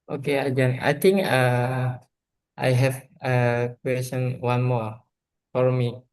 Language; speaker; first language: English; non-native, learner; Indonesian